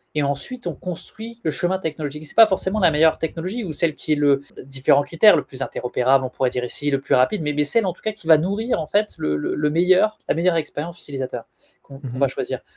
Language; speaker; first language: French; native; French